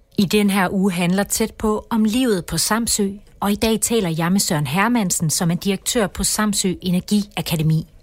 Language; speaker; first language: Danish; native; Danish